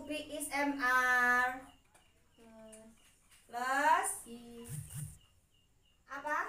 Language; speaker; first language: English; non-native, learner; Indonesian